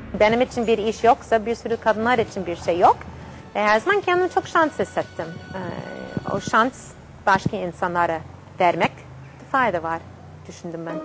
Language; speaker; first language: Turkish; non-native, fluent; English